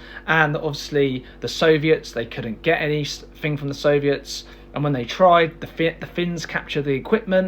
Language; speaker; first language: English; native; English